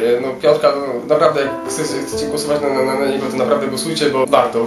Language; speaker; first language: Polish; native; Polish